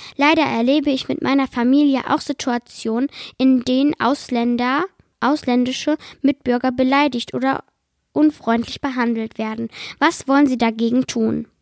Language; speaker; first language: German; native; German